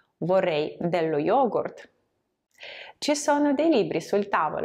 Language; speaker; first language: Italian; non-native, fluent; Russian